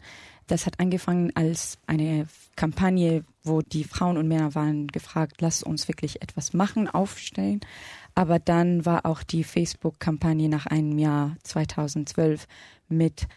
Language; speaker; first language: German; non-native, fluent; Arabic